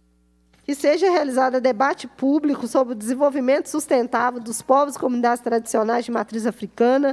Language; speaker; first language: Portuguese; native; Portuguese